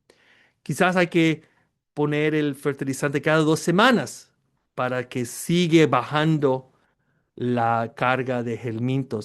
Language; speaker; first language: Spanish; early bilingual, heritage; Spanish